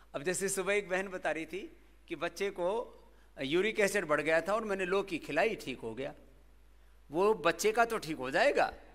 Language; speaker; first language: Hindi; native; Hindi